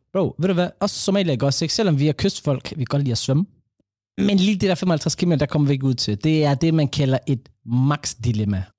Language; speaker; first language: Danish; early bilingual, other home language; Somali